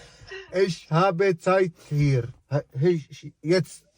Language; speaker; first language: German; non-native, learner; Arabic